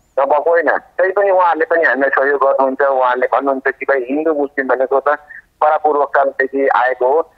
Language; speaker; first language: Nepali; non-native, local second language; Maithili